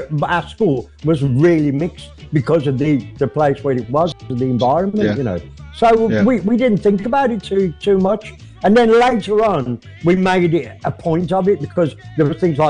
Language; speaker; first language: English; native; English